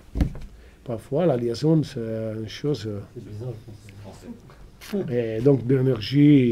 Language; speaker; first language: French; non-native, fluent; Italian